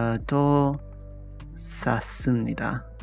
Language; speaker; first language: Korean; non-native, learner; English